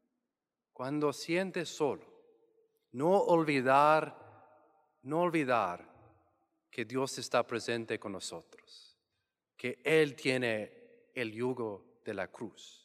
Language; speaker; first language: Spanish; non-native, fluent; English